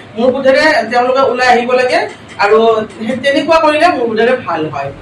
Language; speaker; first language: Assamese; native; Assamese